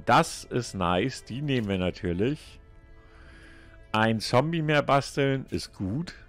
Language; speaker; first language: German; native; German